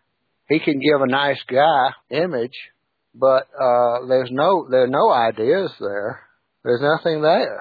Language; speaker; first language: English; native; English